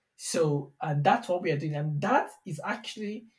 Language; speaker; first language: English; non-native, local second language; Yoruba